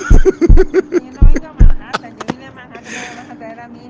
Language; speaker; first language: Spanish; native; Spanish